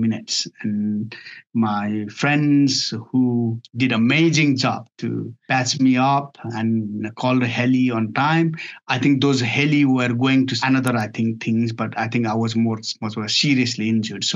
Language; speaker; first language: English; non-native, fluent; Nepali